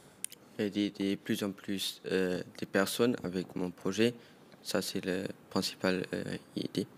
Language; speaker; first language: French; non-native, local second language; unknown